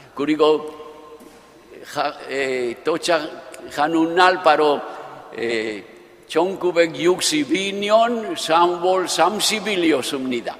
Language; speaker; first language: Korean; non-native, fluent; Japanese